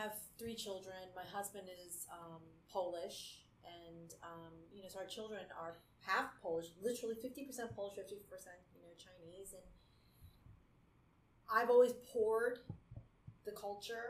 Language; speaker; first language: English; native; English